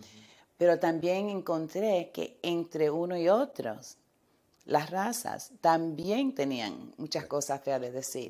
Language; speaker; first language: Spanish; early bilingual, heritage; Spanish